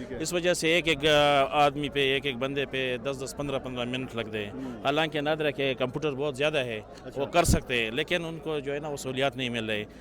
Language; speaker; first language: Urdu; non-native, local second language; Pashto